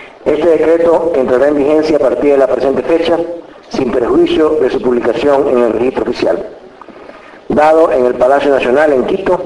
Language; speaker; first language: Spanish; native; Spanish